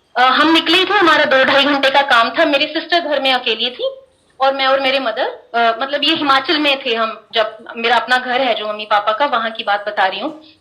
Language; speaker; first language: Hindi; non-native, local second language; Punjabi